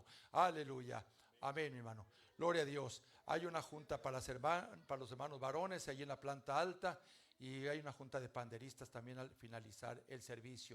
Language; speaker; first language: Spanish; native; Spanish